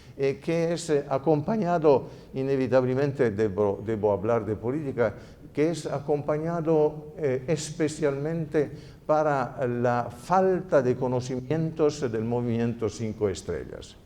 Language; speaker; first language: Spanish; non-native, fluent; Italian